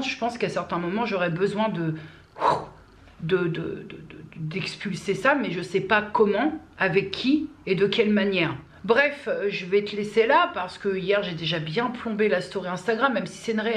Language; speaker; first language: French; native; French